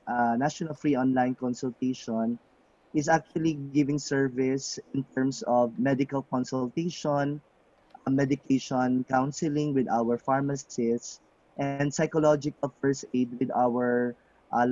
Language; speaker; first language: English; non-native, local second language; Cebuano